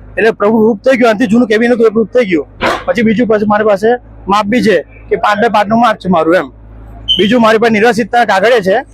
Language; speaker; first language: Gujarati; non-native, local second language; Sindhi